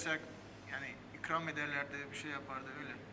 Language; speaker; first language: Turkish; early bilingual, heritage; Armenian